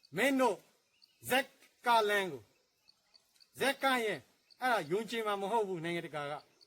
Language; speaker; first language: Burmese; non-native, local second language; Rohingya